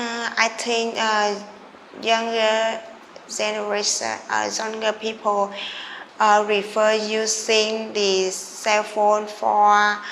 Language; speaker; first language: English; non-native, learner; Vietnamese